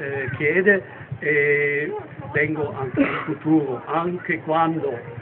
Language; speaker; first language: Italian; non-native, fluent; German